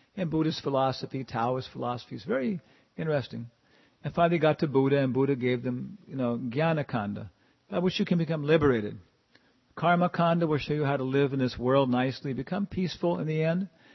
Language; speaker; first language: English; native; English